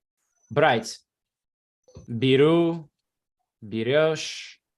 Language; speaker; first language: Russian; non-native, fluent; English